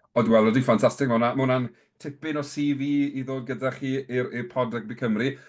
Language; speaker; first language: Welsh; native; Welsh